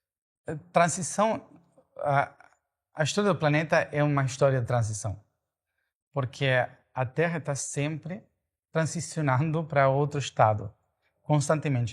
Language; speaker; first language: Portuguese; non-native, fluent; Spanish